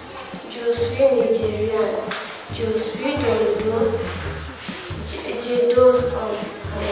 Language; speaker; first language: French; non-native, learner; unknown